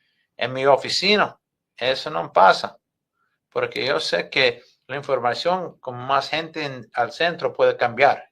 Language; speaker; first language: Spanish; non-native, fluent; English